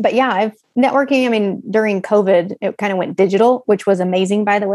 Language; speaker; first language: English; native; English